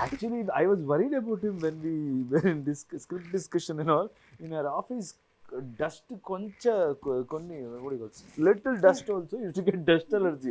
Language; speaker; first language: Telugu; non-native, fluent; Kannada